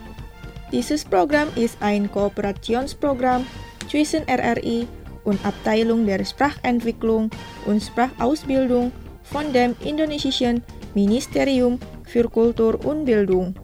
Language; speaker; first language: German; non-native, fluent; Indonesian